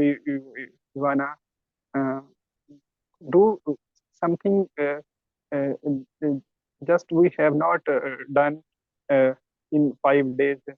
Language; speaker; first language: English; non-native, learner; Urdu